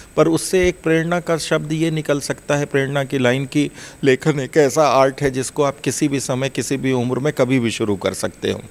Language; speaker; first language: Hindi; native; Hindi